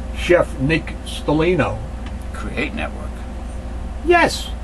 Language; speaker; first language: English; native; English